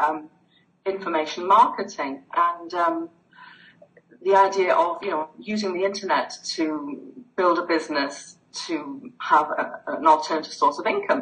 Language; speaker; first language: English; native; English